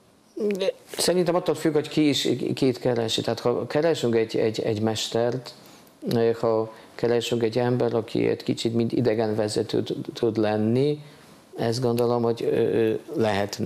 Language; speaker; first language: Hungarian; non-native, fluent; Polish